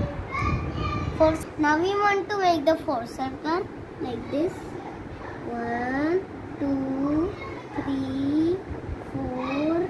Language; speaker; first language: English; non-native, learner; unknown